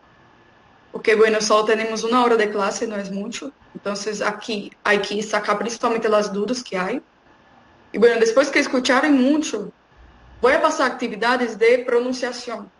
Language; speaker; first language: Spanish; non-native, fluent; Portuguese